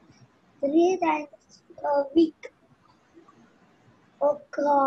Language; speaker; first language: English; non-native, learner; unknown